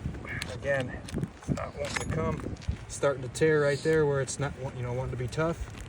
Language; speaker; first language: English; native; English